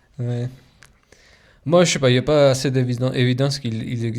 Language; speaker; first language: French; non-native, fluent; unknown